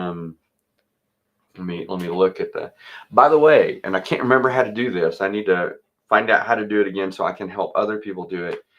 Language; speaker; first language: English; native; English